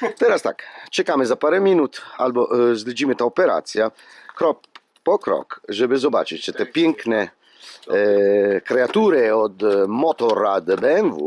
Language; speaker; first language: Polish; non-native, learner; Italian